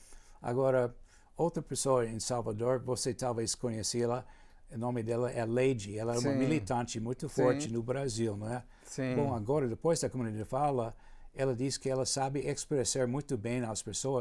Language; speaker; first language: Portuguese; non-native, fluent; English